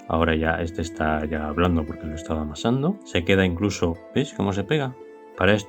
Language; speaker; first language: Spanish; native; Spanish